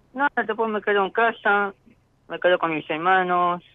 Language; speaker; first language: Spanish; native; Spanish